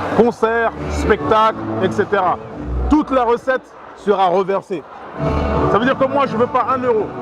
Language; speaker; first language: French; early bilingual, other home language; Lingala